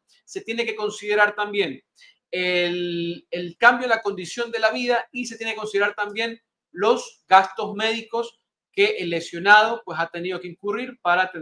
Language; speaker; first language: Spanish; native; Spanish